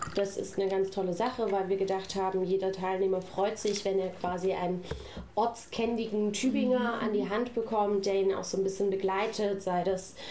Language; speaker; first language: German; native; German